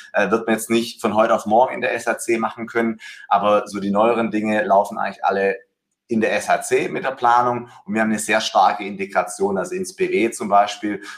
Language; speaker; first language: German; native; German